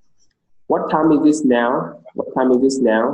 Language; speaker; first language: English; non-native, learner; Vietnamese